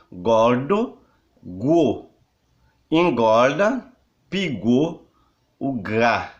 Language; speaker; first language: Portuguese; non-native, learner; Haitian Creole